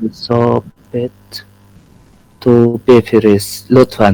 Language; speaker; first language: Persian; non-native, learner; Urdu